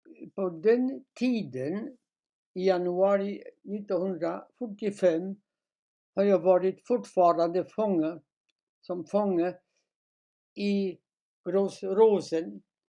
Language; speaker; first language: Swedish; non-native, fluent; Polish